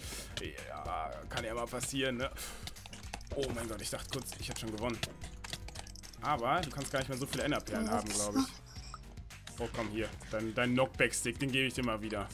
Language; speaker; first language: German; native; German